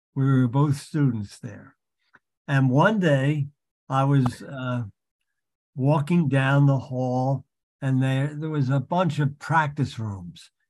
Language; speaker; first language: English; native; English